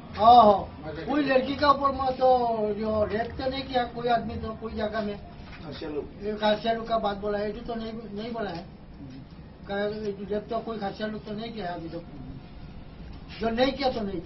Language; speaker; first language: Hindi; non-native, local second language; Bangla